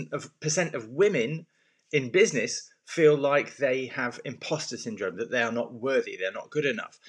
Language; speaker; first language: English; native; English